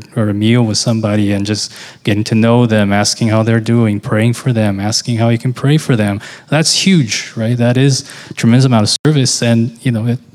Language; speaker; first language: English; non-native, fluent; Portuguese